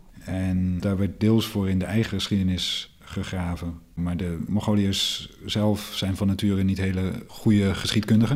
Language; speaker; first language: Dutch; native; Dutch